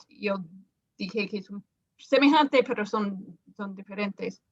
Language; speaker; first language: Spanish; non-native, fluent; English